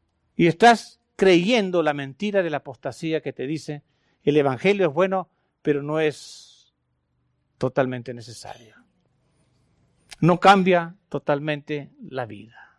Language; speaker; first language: Spanish; native; Spanish